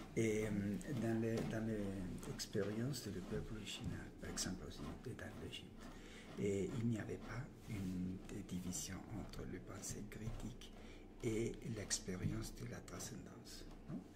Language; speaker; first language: French; non-native, learner; Spanish